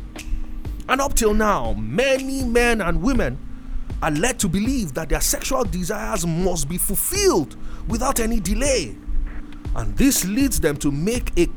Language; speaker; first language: English; non-native, local second language; Yoruba